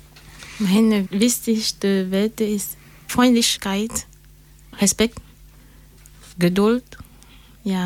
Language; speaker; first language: German; non-native, learner; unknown